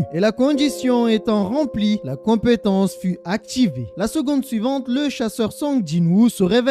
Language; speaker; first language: French; native; French